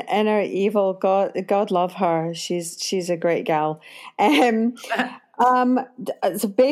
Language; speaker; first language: English; native; English